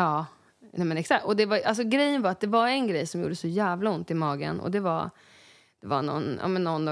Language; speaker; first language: Swedish; native; Swedish